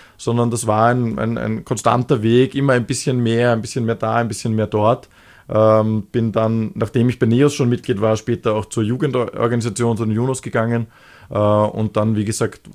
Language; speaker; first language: German; native; German